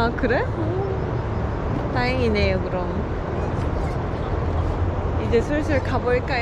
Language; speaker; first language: Korean; non-native, fluent; Japanese